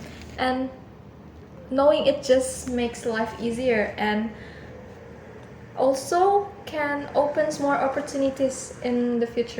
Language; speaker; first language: English; non-native, learner; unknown